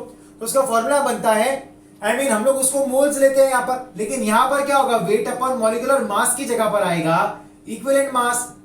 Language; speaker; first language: Hindi; non-native, local second language; Gujarati